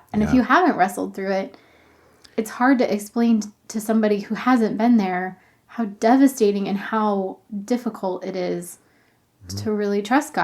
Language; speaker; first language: English; native; English